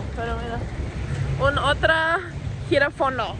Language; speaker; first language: Spanish; non-native, learner; English